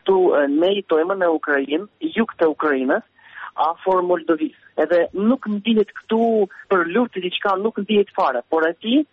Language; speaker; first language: Albanian; early bilingual, heritage; Albanian